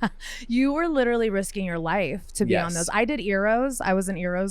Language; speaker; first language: English; native; English